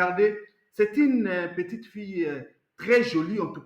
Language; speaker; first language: French; non-native, local second language; Lingala